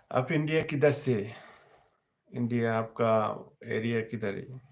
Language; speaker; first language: Hindi; non-native, learner; Bangla